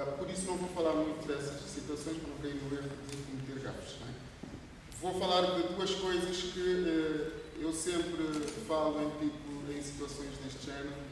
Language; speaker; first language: Portuguese; non-native, local second language; Kabuverdianu